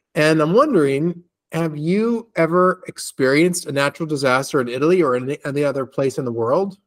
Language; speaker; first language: English; native; English